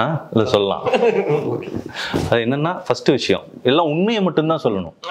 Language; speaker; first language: Tamil; native; Tamil